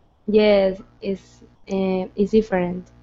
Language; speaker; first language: English; non-native, learner; Spanish